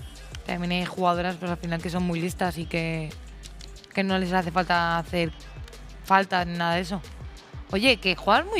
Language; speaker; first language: Spanish; native; Spanish